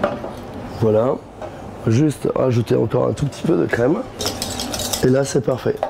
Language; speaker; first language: French; native; French